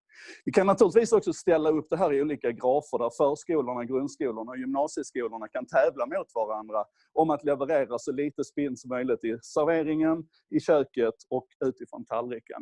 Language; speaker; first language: Swedish; native; Swedish